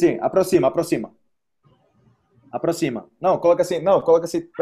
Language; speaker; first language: Portuguese; native; Portuguese